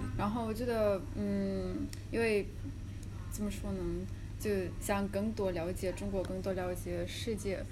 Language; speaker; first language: Chinese; non-native, fluent; Russian